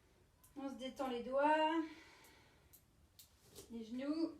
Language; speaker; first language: French; native; French